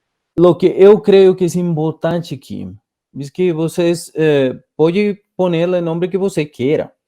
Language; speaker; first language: Portuguese; non-native, fluent; Spanish